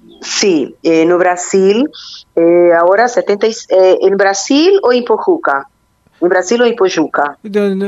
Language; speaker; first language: Spanish; non-native, learner; Portuguese